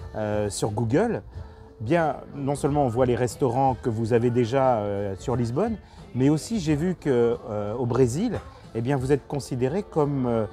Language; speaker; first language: French; native; French